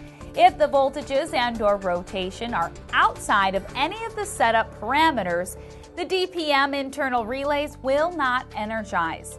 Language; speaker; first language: English; native; English